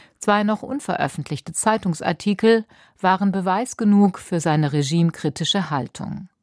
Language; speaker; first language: German; native; German